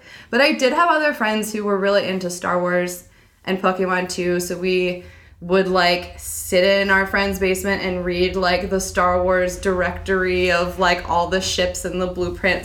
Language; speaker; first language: English; native; English